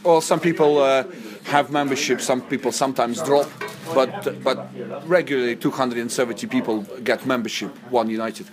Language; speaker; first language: English; non-native, fluent; Russian